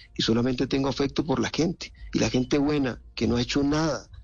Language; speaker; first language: Spanish; native; Spanish